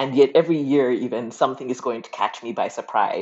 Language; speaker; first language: English; non-native, local second language; Ganda